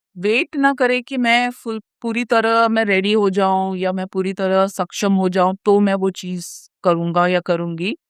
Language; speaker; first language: Hindi; non-native, local second language; Malayalam